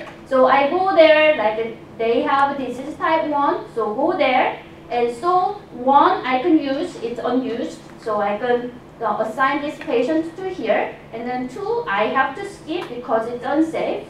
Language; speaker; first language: English; non-native, fluent; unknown